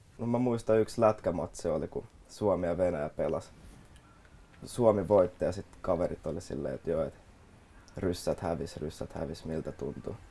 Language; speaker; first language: Finnish; early bilingual, other home language; Russian